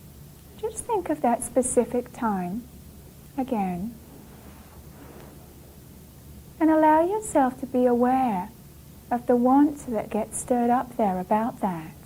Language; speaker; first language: English; native; English